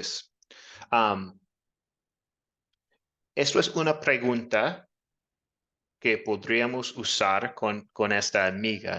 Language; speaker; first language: Spanish; non-native, fluent; English